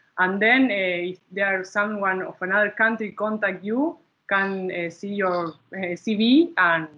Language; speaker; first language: English; non-native, learner; Spanish